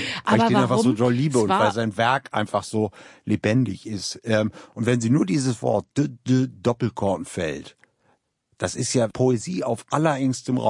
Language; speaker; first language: German; native; German